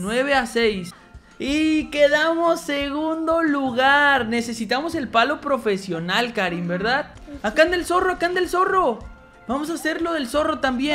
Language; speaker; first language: Spanish; native; Spanish